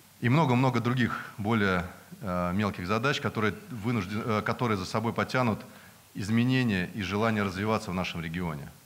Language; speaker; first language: Russian; native; Russian